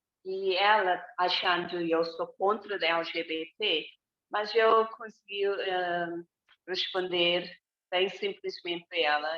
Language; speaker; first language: Portuguese; non-native, fluent; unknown